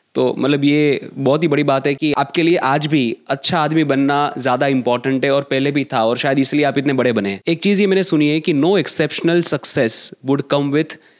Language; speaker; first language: Hindi; non-native, local second language; Gujarati